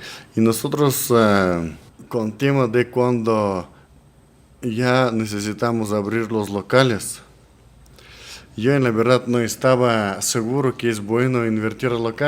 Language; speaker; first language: Spanish; non-native, learner; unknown